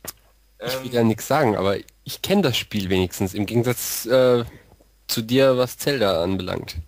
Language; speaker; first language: German; native; German